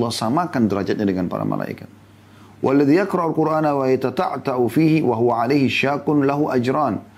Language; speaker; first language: Indonesian; native; Indonesian